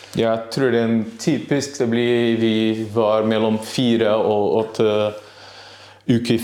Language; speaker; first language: Norwegian; non-native, learner; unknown